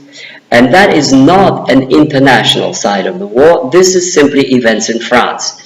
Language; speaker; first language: English; non-native, fluent; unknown